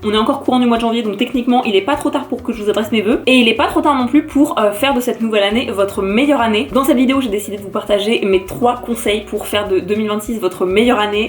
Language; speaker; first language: French; native; French